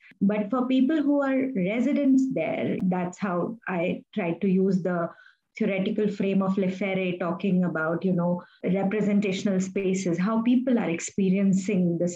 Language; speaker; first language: English; non-native, local second language; Hindi